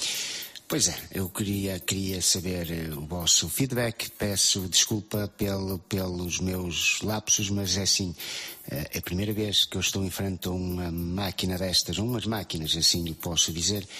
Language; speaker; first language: Portuguese; native; Portuguese